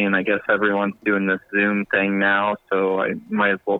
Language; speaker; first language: English; native; English